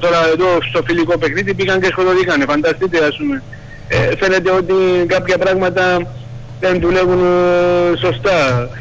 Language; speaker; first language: Greek; non-native, fluent; Georgian